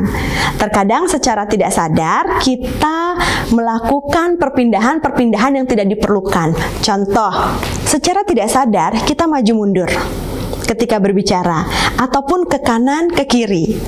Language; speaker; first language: Indonesian; native; Indonesian